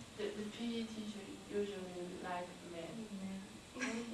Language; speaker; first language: English; non-native, learner; Chinese